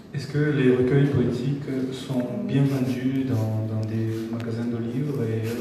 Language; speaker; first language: French; non-native, fluent; Georgian